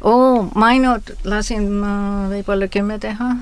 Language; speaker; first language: Estonian; early bilingual, heritage; Estonian